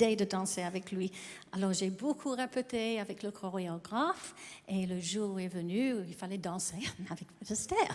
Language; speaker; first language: French; non-native, fluent; English